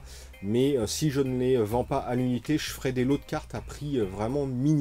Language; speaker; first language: French; native; French